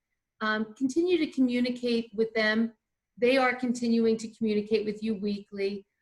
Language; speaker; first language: English; native; English